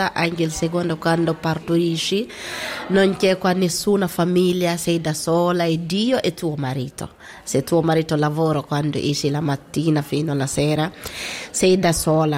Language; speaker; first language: Italian; non-native, learner; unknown